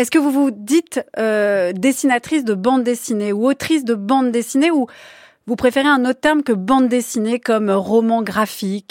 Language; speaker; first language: French; native; French